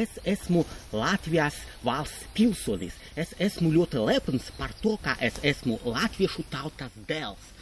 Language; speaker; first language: Latvian; non-native, local second language; Russian